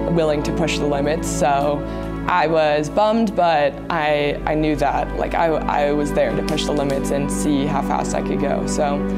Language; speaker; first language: English; native; English